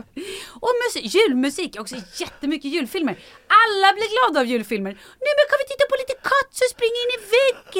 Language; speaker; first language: Swedish; native; Swedish